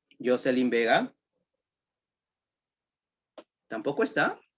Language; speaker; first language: Spanish; native; Spanish